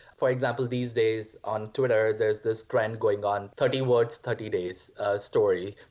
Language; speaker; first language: English; non-native, local second language; Hindi